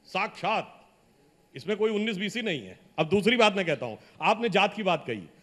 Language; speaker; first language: Hindi; native; Hindi